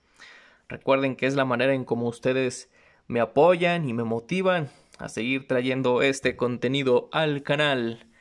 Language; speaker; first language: Spanish; native; Spanish